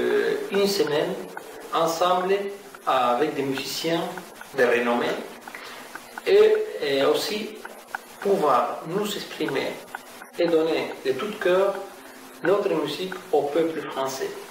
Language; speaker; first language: French; non-native, fluent; Spanish